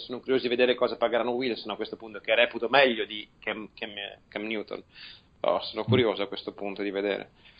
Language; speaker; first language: Italian; native; Italian